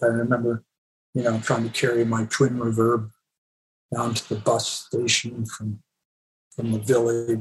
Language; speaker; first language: English; native; English